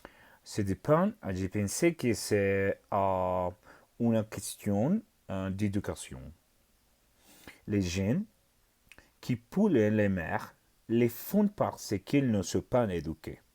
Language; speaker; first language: French; non-native, learner; Spanish